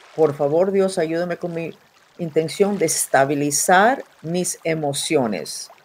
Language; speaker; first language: Spanish; non-native, fluent; English